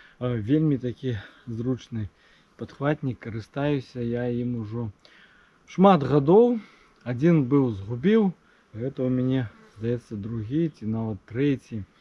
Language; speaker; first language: Belarusian; non-native, local second language; Russian